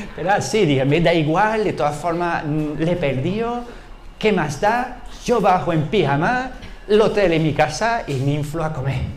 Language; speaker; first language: Spanish; non-native, fluent; French